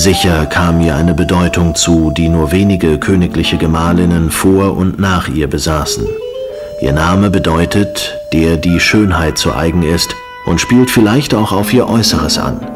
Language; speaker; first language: German; native; German